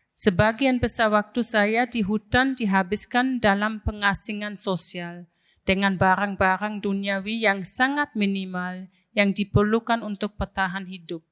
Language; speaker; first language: Indonesian; non-native, fluent; German